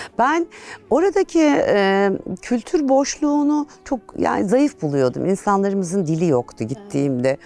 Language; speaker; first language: Turkish; native; Turkish